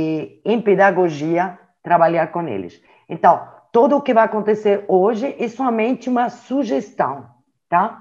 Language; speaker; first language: Portuguese; non-native, learner; French